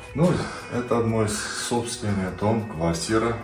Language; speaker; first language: Russian; non-native, learner; Armenian